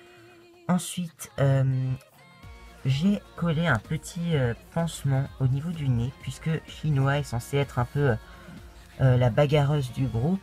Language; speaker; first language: French; native; French